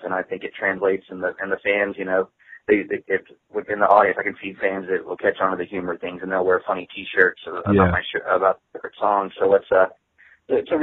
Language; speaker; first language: English; native; English